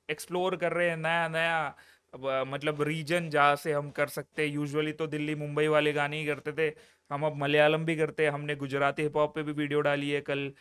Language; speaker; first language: Hindi; non-native, local second language; Malayalam